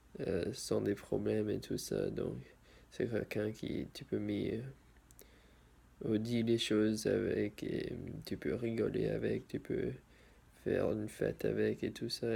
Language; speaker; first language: French; non-native, learner; English